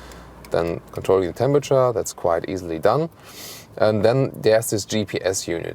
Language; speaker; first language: English; non-native, fluent; German